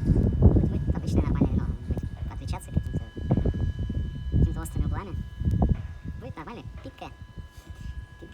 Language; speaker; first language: Russian; native; Russian